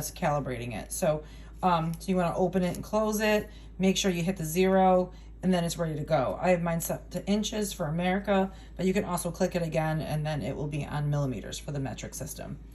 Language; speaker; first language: English; native; English